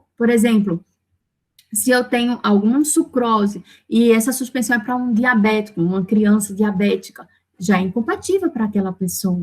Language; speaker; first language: Portuguese; native; Portuguese